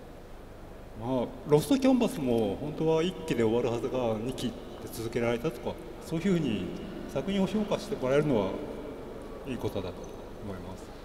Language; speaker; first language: Japanese; native; Japanese